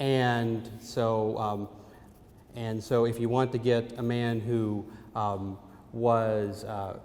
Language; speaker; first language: English; native; English